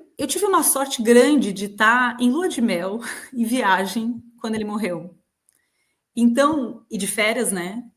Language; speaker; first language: Portuguese; native; Portuguese